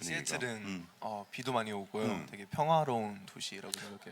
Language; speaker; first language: Korean; early bilingual, heritage; Korean